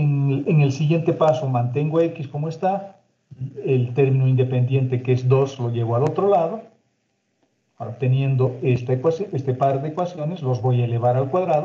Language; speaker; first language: Spanish; native; Spanish